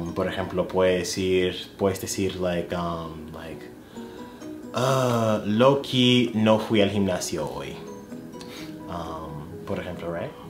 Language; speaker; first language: Spanish; non-native, fluent; English